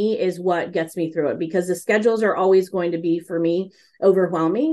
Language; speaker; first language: English; native; English